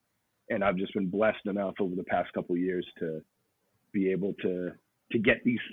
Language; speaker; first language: English; native; English